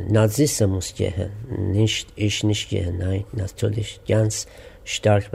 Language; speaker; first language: German; non-native, learner; Persian